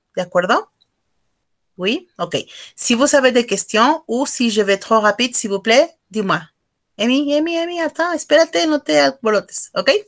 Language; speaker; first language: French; non-native, fluent; Spanish